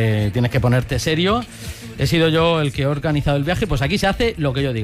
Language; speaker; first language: Spanish; native; Spanish